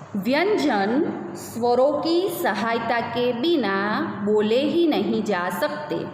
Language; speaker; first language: Hindi; non-native, local second language; Gujarati